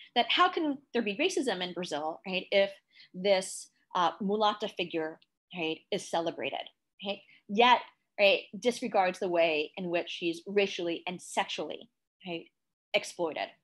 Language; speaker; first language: English; native; English